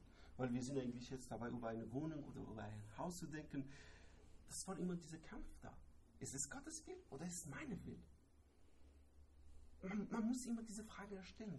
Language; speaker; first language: German; non-native, learner; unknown